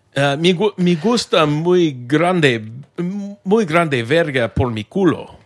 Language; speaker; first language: Spanish; non-native, learner; English